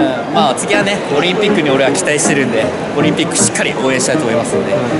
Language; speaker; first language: Japanese; native; Japanese